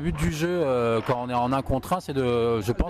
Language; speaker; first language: French; native; French